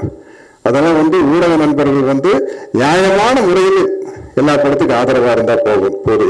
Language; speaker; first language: Tamil; native; Tamil